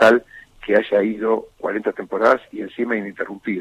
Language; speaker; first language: Spanish; native; Spanish